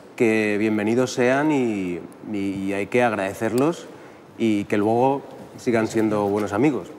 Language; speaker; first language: Spanish; native; Spanish